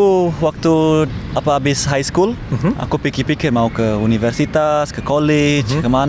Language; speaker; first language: Indonesian; early bilingual, heritage; Indonesian